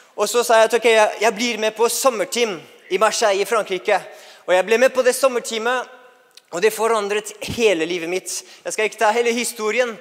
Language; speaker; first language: Norwegian; non-native, fluent; English